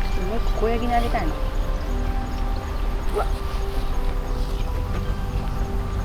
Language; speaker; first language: Japanese; native; Japanese